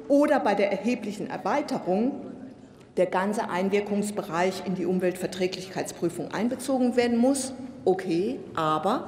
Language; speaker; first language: German; native; German